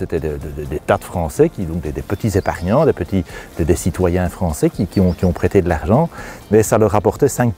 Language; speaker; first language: French; native; French